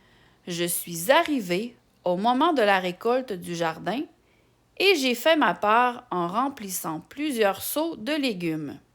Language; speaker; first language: French; native; French